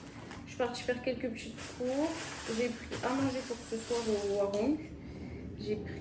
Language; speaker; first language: French; native; French